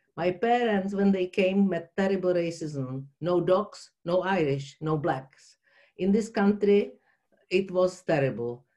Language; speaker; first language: English; non-native, fluent; Czech